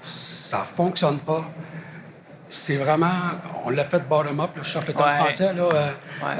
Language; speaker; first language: French; native; French